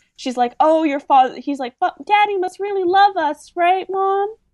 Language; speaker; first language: English; native; English